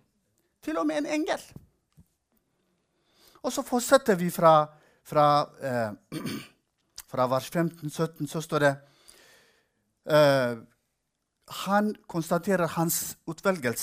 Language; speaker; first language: Norwegian; non-native, fluent; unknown